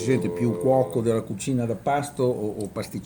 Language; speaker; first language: Italian; native; Italian